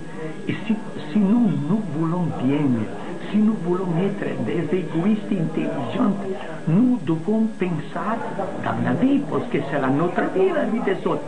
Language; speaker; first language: French; non-native, fluent; Italian